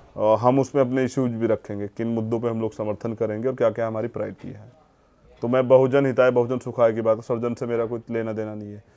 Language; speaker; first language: Hindi; native; Hindi